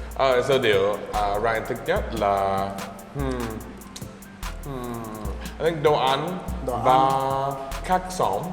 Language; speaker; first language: Vietnamese; non-native, learner; English